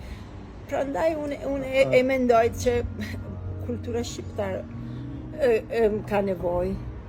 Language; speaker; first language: Albanian; non-native, learner; Italian